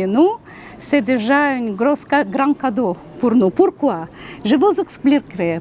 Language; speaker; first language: French; non-native, fluent; Russian